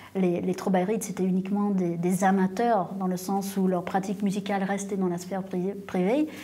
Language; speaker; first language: French; non-native, local second language; English